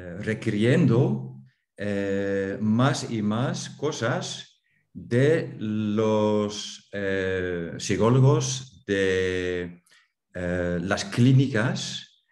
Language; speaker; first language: Spanish; non-native, fluent; Dutch